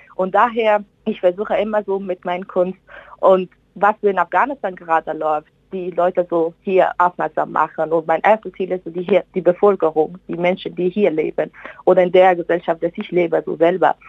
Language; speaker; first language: German; non-native, fluent; Persian